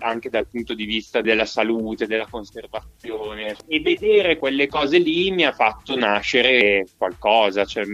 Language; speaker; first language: Italian; native; Italian